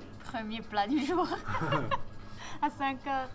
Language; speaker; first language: French; non-native, local second language; Swiss German